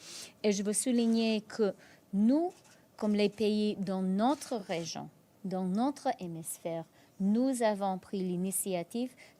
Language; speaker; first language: French; non-native, fluent; English